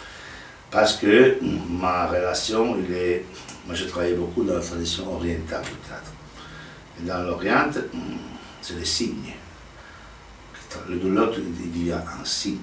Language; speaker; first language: French; non-native, fluent; Italian